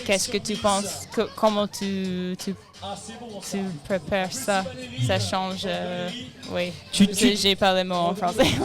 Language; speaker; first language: French; non-native, learner; English